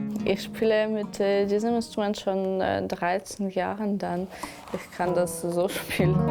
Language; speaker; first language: German; non-native, learner; Ukrainian